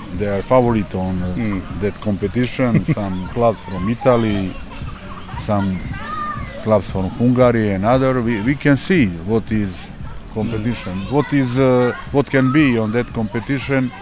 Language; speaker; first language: English; non-native, learner; Serbian